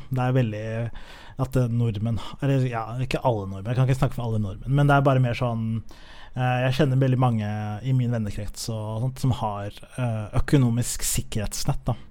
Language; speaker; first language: Norwegian; early bilingual, other home language; Somali